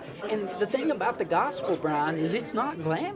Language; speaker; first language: English; native; English